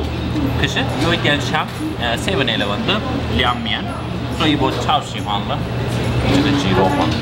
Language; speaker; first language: Chinese; non-native, fluent; Turkish